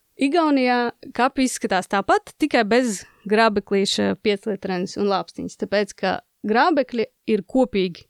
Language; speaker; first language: Latvian; non-native, local second language; Russian